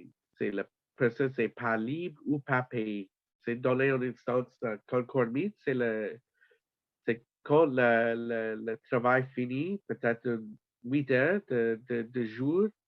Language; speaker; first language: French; non-native, learner; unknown